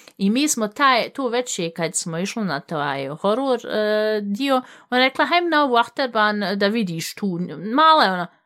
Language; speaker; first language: Bosnian; early bilingual, heritage; Bosnian